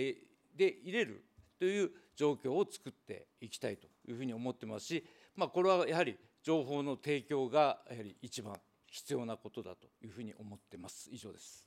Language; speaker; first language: Japanese; native; Japanese